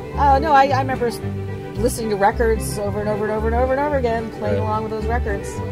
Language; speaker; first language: English; native; English